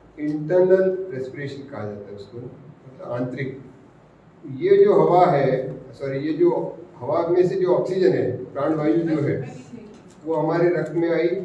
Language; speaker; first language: Hindi; non-native, local second language; Marathi